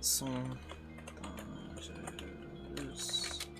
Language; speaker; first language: French; non-native, learner; English